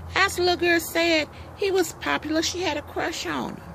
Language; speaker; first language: English; native; English